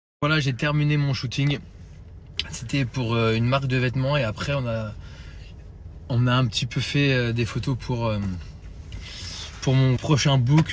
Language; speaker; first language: French; native; French